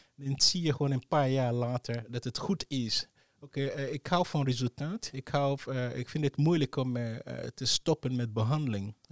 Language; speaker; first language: Dutch; non-native, fluent; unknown